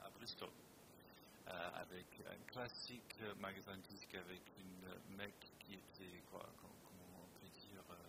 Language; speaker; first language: French; non-native, fluent; English